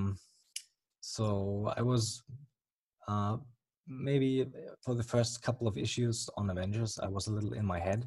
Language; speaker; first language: English; non-native, fluent; German